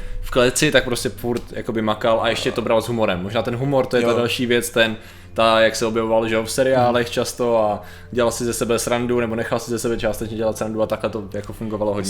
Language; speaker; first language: Czech; native; Czech